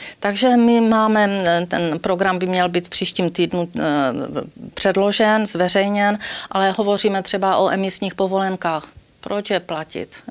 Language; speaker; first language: Czech; native; Czech